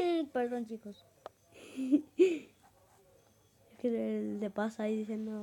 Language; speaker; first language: Spanish; native; Spanish